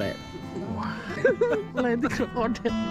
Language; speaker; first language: English; non-native, learner; Javanese